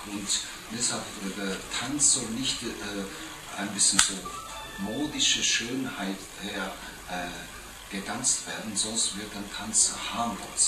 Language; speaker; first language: German; non-native, fluent; Japanese